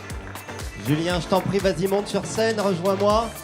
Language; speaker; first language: French; native; French